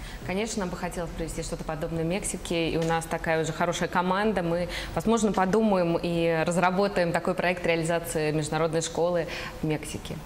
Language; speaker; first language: Russian; native; Russian